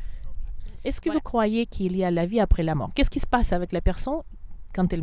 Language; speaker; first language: French; non-native, fluent; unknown